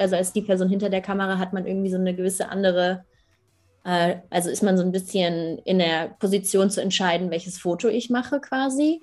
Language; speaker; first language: German; native; German